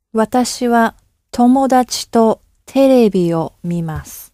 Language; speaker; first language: Japanese; non-native, learner; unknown